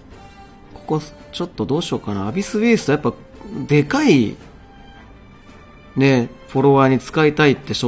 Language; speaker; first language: Japanese; native; Japanese